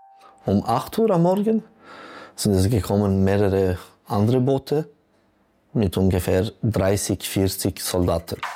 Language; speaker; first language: German; non-native, local second language; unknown